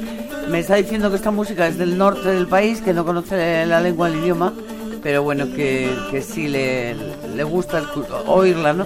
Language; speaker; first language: Spanish; native; Spanish